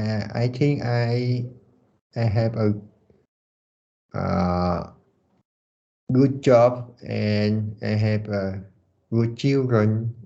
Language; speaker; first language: English; non-native, learner; Vietnamese